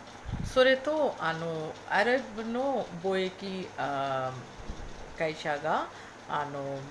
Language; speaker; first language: Japanese; non-native, fluent; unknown